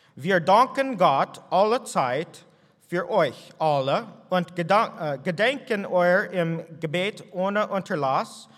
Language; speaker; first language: German; non-native, learner; English